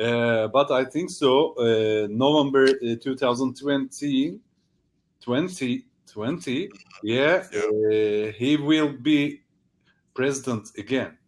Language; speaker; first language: English; non-native, learner; Turkish